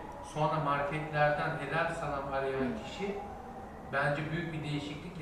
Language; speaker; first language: Turkish; native; Turkish